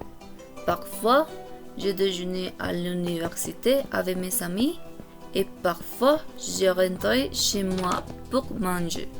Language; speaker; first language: French; non-native, learner; Korean